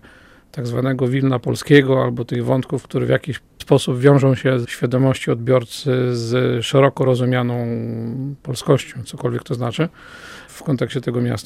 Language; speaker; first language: Polish; native; Polish